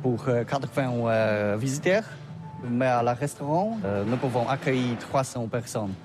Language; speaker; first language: French; non-native, learner; Polish